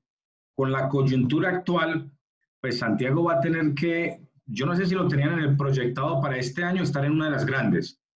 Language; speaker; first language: Spanish; native; Spanish